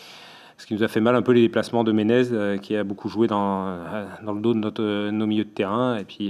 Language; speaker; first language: French; native; French